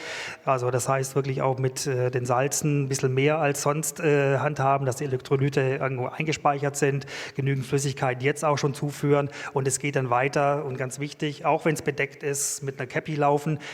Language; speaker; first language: German; native; German